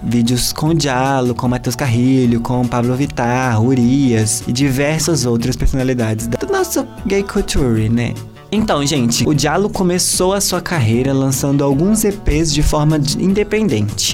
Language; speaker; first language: Portuguese; native; Portuguese